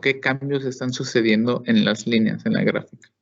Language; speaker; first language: Spanish; native; Spanish